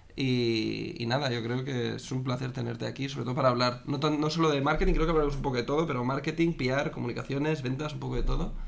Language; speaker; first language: Spanish; native; Spanish